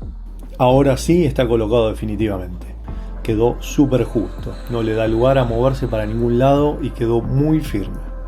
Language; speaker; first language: Spanish; native; Spanish